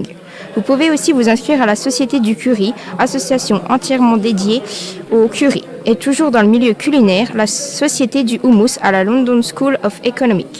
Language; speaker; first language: French; native; French